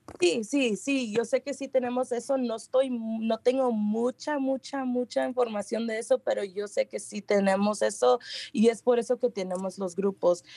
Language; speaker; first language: Spanish; early bilingual, heritage; Spanish